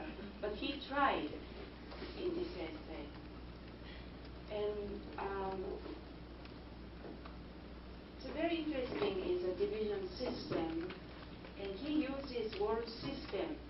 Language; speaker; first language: English; non-native, fluent; Japanese